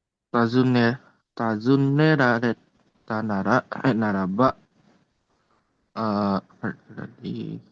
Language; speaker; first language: Japanese; non-native, learner; Indonesian